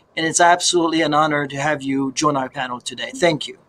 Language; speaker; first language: English; native; English